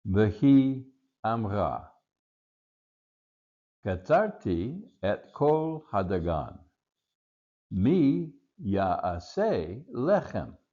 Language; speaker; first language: Hebrew; non-native, learner; English